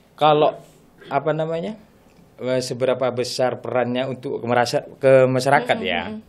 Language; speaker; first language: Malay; non-native, local second language; Madurese